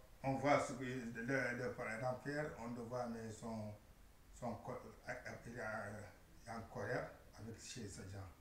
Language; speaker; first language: French; non-native, learner; Arabic